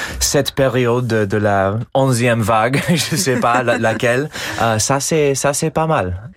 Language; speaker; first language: French; non-native, fluent; English